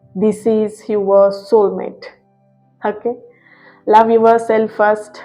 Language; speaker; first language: English; non-native, local second language; Kannada